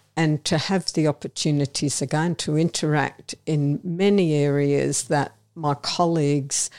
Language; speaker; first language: English; native; English